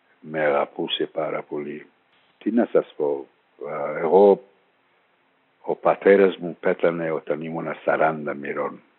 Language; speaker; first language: Greek; non-native, fluent; Persian